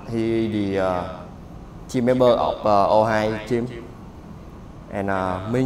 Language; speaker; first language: English; non-native, learner; Vietnamese